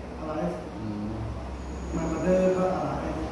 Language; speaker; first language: English; non-native, learner; Thai